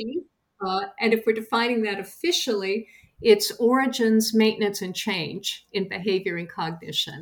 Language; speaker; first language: English; native; English